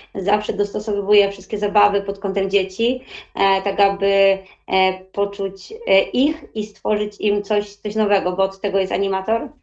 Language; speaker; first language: Polish; native; Polish